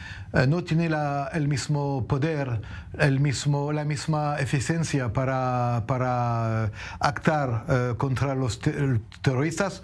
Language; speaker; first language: Spanish; non-native, fluent; French